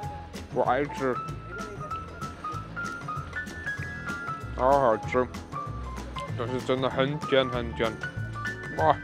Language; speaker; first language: Chinese; non-native, fluent; German